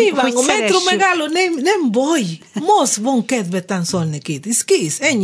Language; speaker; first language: Hungarian; non-native, fluent; Spanish